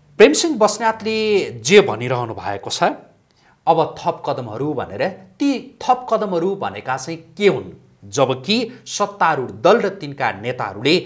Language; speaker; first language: Nepali; native; Nepali